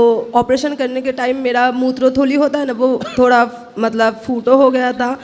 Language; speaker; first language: Hindi; non-native, local second language; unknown